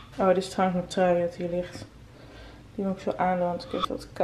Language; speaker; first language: Dutch; native; Dutch